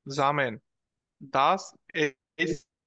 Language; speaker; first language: German; non-native, learner; Bangla